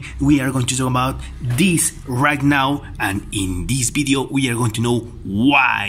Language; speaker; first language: English; non-native, fluent; Spanish